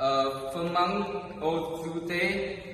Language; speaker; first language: French; non-native, learner; Vietnamese